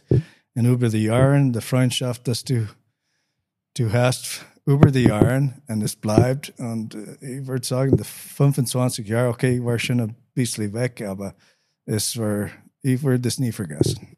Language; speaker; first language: German; non-native, learner; English